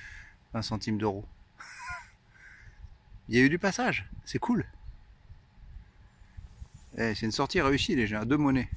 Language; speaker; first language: French; native; French